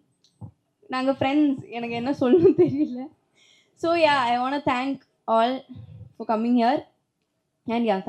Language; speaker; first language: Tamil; non-native, learner; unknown